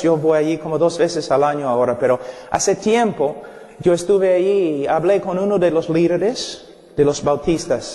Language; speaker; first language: Spanish; non-native, fluent; English